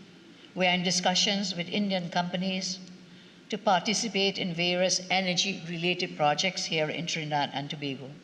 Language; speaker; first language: English; native; English